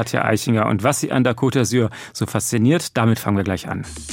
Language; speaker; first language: German; native; German